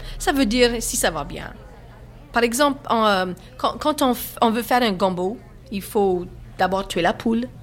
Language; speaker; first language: French; native; French